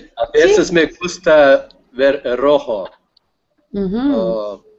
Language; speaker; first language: Spanish; non-native, learner; Portuguese